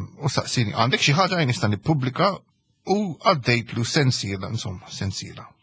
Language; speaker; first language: Maltese; early bilingual, heritage; Maltese